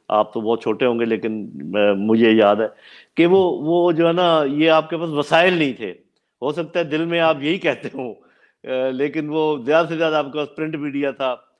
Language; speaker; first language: Urdu; non-native, local second language; Punjabi